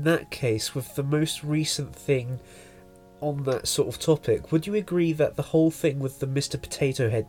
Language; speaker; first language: English; native; English